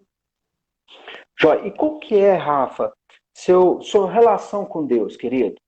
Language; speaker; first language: Portuguese; native; Portuguese